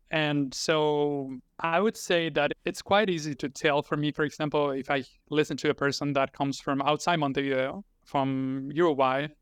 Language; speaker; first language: English; non-native, fluent; Spanish